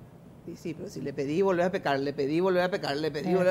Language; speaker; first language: Spanish; native; Spanish